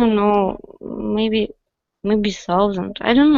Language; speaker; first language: English; non-native, learner; Russian